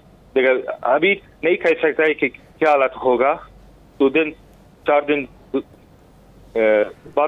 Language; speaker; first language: Hindi; non-native, learner; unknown